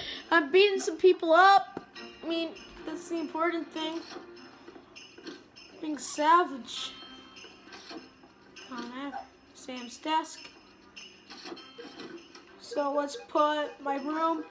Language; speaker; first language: English; native; English